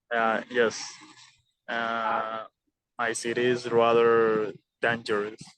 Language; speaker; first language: English; non-native, learner; Spanish